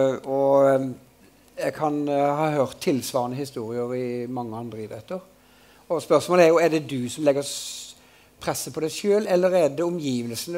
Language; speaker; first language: Norwegian; native; Norwegian